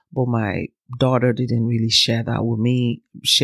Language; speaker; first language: English; non-native, local second language; Yoruba